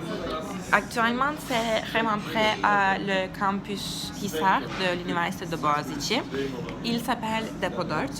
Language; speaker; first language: French; non-native, learner; Turkish